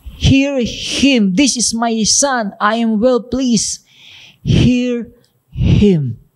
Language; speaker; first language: English; non-native, local second language; Filipino